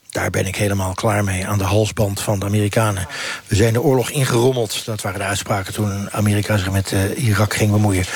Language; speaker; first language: Dutch; native; Dutch